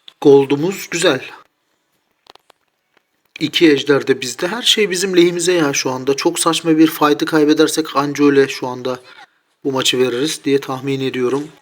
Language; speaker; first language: Turkish; native; Turkish